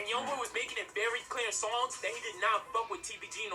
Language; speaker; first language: English; native; English